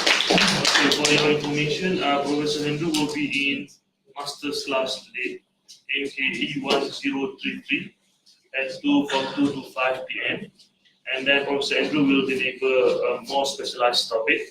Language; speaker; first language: English; non-native, local second language; Malay